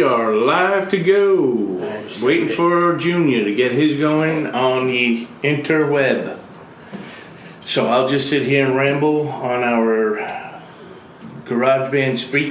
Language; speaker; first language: English; native; English